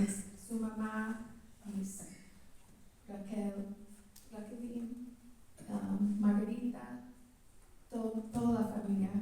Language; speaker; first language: Spanish; early bilingual, heritage; English